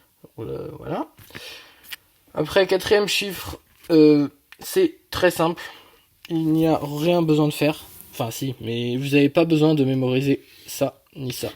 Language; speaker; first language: French; native; French